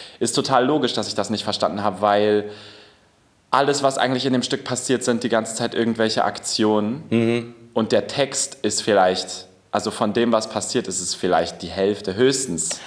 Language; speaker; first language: German; native; German